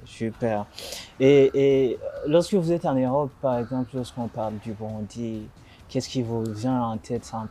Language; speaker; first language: French; non-native, local second language; Rundi